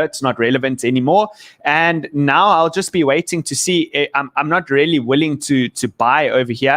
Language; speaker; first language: English; native; English